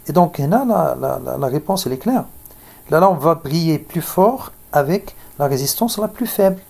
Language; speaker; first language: French; non-native, local second language; Arabic